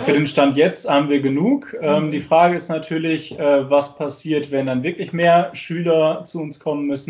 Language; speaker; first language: German; native; German